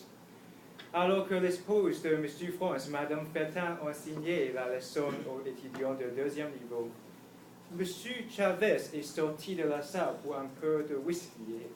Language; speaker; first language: French; non-native, learner; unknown